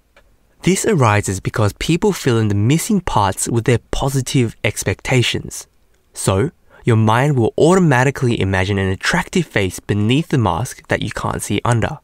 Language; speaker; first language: English; non-native, fluent; Korean